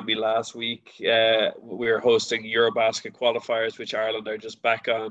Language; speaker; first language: English; native; English